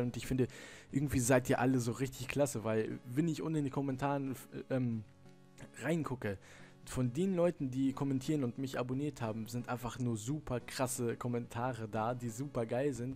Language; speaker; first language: German; native; German